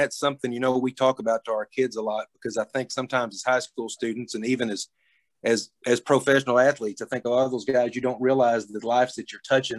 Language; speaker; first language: English; native; English